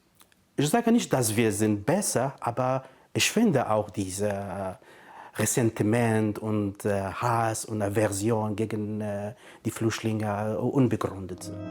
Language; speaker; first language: German; non-native, fluent; Kurdish